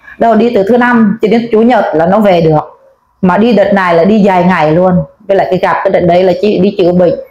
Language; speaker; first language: Vietnamese; non-native, local second language; Eastern Cham